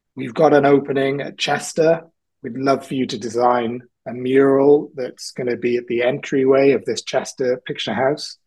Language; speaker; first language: English; native; English